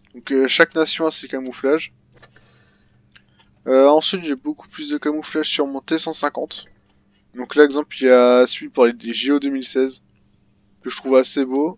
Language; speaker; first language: French; native; French